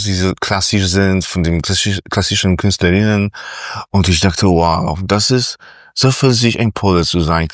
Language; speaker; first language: German; non-native, fluent; Polish